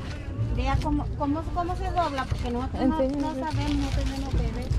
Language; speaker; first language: Spanish; native; Spanish